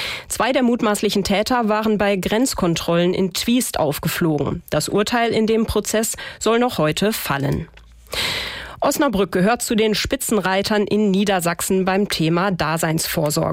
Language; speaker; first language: German; native; German